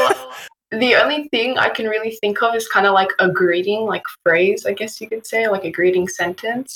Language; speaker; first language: English; native; English